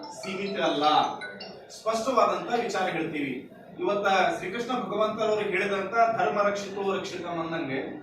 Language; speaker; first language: Kannada; non-native, local second language; Lambadi